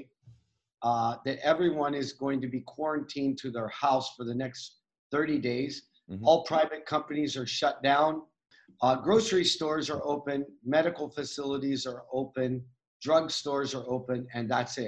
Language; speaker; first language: English; native; English